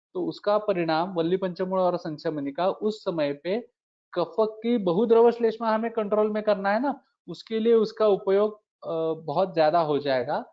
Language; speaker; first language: Hindi; non-native, local second language; Marathi